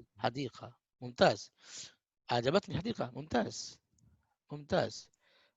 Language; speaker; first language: Arabic; non-native, fluent; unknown